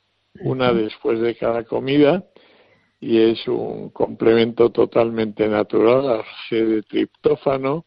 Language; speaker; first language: Spanish; native; Spanish